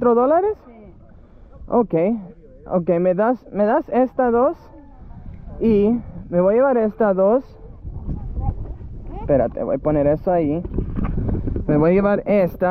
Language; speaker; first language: Spanish; early bilingual, heritage; English